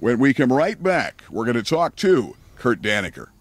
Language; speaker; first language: English; native; English